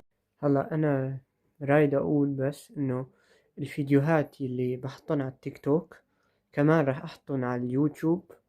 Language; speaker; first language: Arabic; native; Arabic